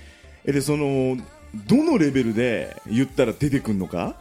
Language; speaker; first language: Japanese; native; Japanese